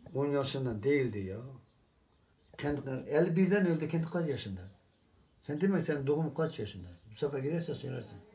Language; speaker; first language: Turkish; non-native, local second language; Zaza